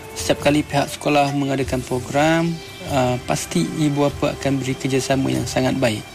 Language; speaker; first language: Malay; non-native, local second language; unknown